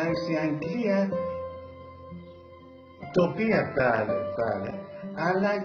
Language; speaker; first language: Greek; early bilingual, heritage; English